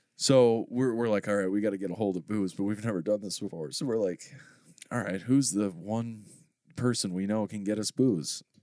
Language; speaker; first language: English; native; English